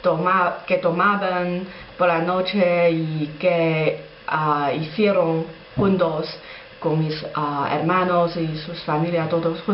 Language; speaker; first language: Spanish; non-native, learner; Chinese